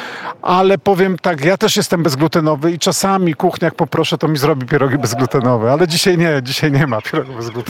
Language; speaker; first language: Polish; native; Polish